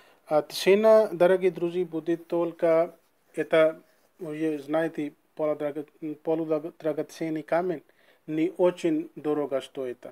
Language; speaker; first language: Russian; non-native, learner; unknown